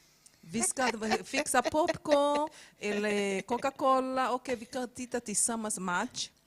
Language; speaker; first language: Swedish; non-native, fluent; Portuguese